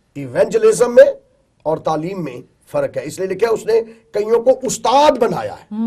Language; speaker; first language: Urdu; non-native, local second language; Punjabi